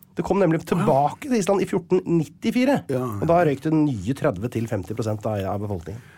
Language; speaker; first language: Norwegian; native; Norwegian